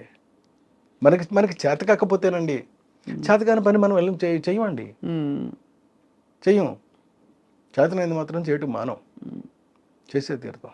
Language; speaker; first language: Telugu; native; Telugu